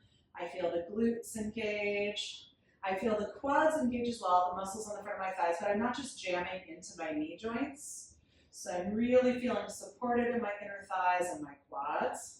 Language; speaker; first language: English; native; English